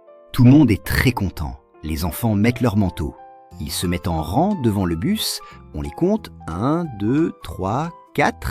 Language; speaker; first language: French; native; French